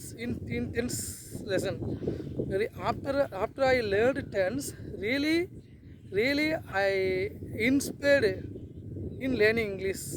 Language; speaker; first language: English; non-native, learner; Tamil